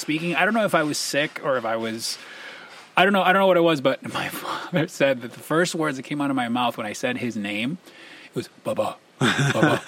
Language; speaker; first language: English; early bilingual, other home language; Spanish